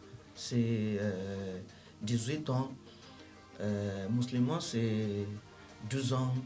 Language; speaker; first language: French; non-native, learner; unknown